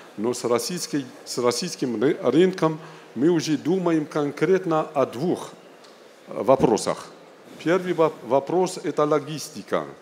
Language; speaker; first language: Russian; non-native, fluent; Arabic